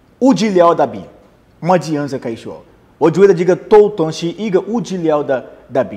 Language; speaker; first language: Chinese; non-native, learner; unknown